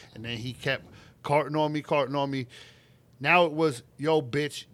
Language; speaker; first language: English; native; English